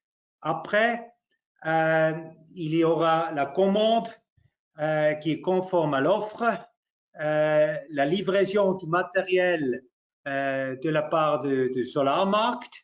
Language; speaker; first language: French; non-native, local second language; German